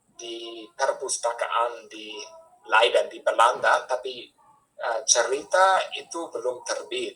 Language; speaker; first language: Indonesian; non-native, fluent; English